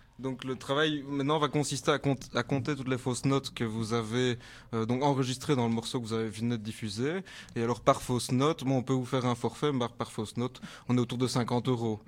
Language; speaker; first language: French; native; French